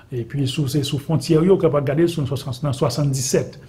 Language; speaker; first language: French; non-native, local second language; Haitian Creole